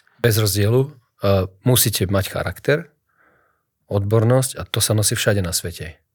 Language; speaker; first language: Slovak; native; Slovak